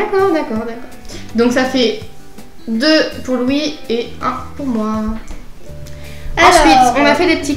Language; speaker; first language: French; native; French